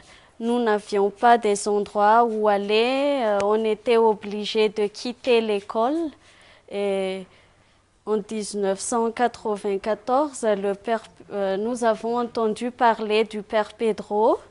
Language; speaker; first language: French; non-native, local second language; Malagasy